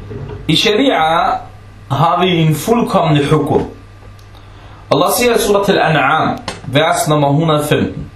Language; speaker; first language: Danish; early bilingual, other home language; Arabic